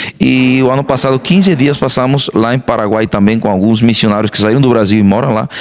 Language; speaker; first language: Portuguese; non-native, fluent; Spanish